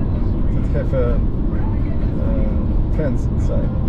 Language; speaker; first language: English; non-native, learner; German